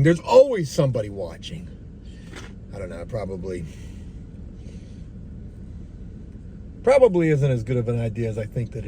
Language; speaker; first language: English; native; English